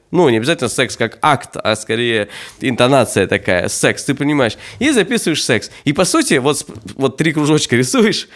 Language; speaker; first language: Russian; native; Russian